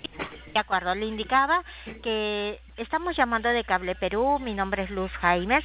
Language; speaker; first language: Spanish; native; Spanish